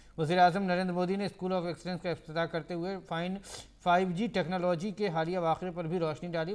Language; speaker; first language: Urdu; native; Urdu